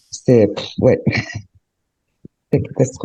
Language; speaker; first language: French; native; French